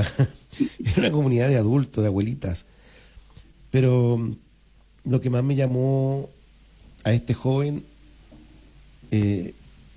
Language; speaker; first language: Spanish; native; Spanish